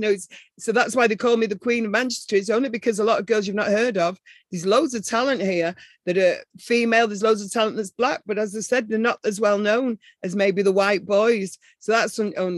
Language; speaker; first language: English; native; English